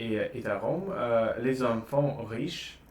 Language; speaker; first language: French; non-native, learner; Russian